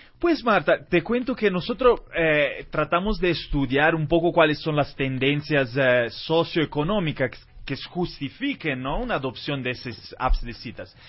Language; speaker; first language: Spanish; non-native, fluent; Italian